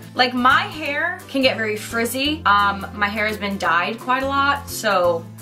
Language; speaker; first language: English; native; English